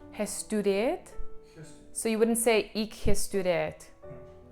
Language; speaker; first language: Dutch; non-native, learner; English